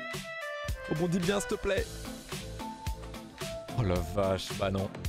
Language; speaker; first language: French; native; French